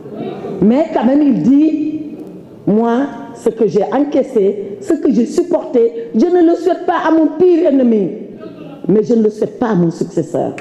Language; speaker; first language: French; non-native, local second language; Wolof